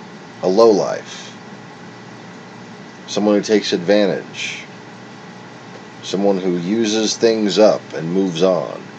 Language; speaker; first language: English; native; English